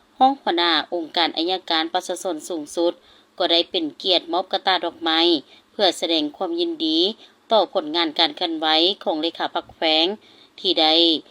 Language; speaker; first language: Lao; native; Lao